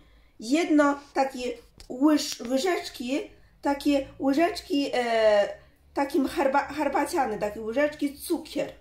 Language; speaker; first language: Polish; non-native, learner; Chinese